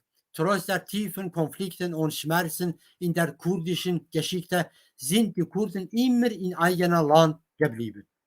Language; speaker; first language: German; non-native, fluent; Kurdish